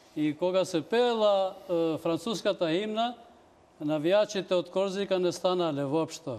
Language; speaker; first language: Macedonian; non-native, local second language; Albanian